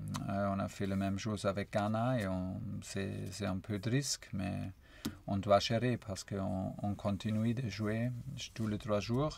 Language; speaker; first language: French; non-native, fluent; German